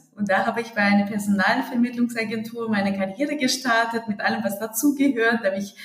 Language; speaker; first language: German; non-native, fluent; Russian